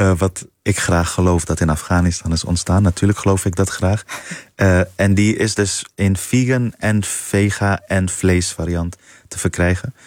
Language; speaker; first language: Dutch; early bilingual, other home language; Persian